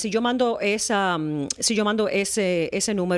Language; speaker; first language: Spanish; native; Spanish